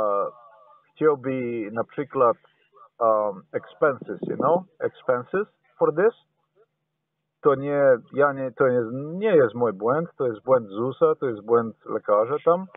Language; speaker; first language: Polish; non-native, learner; Slovenian